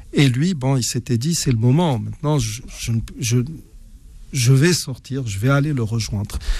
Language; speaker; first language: French; non-native, local second language; Arabic